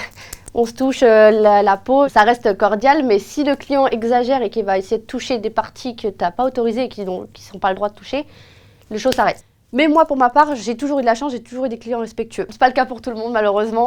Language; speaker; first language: French; native; French